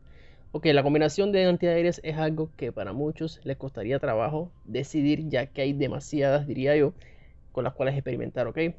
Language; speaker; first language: Spanish; native; Spanish